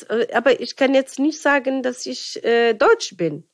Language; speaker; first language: German; non-native, fluent; Arabic